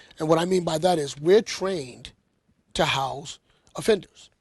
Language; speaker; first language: English; native; English